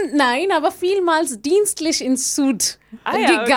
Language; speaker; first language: German; non-native, fluent; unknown